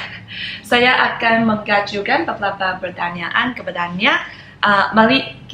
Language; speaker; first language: Indonesian; non-native, fluent; Chinese